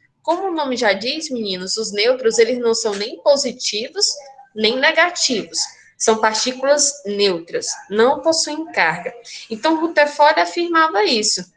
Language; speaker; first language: Portuguese; native; Portuguese